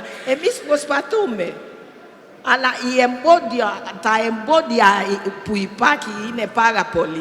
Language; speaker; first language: Greek; non-native, learner; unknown